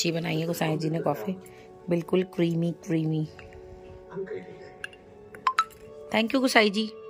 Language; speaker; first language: Hindi; native; Hindi